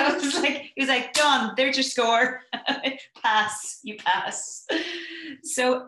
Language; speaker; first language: English; native; English